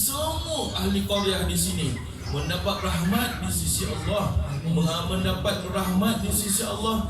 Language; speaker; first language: Malay; native; Malay